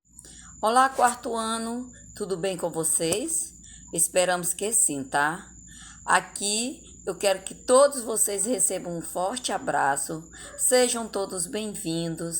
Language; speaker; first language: Portuguese; native; Portuguese